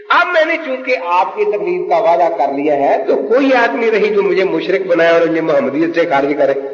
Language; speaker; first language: Urdu; non-native, local second language; Punjabi